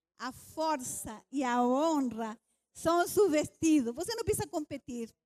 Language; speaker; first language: Portuguese; non-native, fluent; Spanish